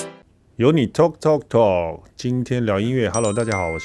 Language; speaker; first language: Chinese; native; Chinese